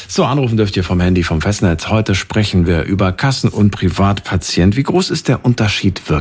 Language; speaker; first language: German; native; German